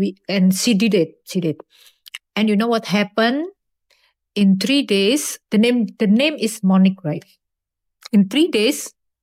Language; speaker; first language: English; non-native, learner; Indonesian